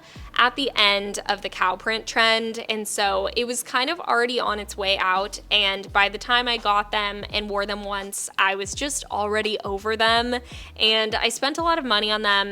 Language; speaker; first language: English; native; English